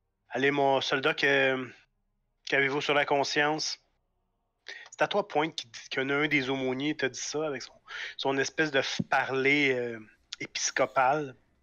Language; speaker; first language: French; native; French